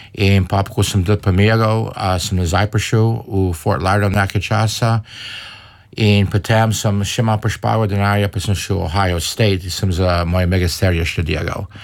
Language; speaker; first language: Slovenian; early bilingual, heritage; Slovenian